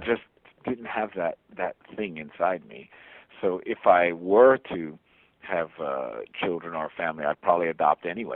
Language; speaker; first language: English; native; English